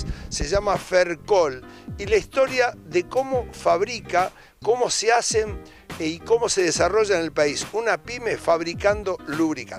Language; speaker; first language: Spanish; native; Spanish